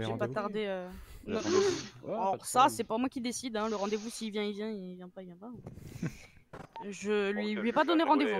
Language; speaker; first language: French; native; French